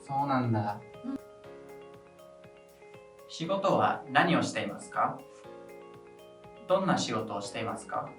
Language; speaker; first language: Japanese; non-native, fluent; English